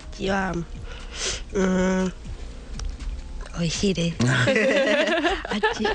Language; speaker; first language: Japanese; non-native, learner; Chinese